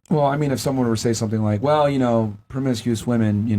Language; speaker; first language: English; native; English